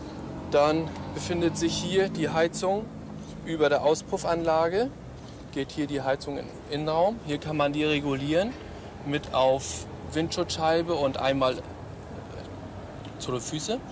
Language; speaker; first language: German; native; German